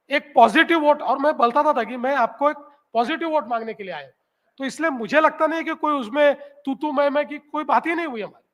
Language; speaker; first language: Hindi; non-native, local second language; Marathi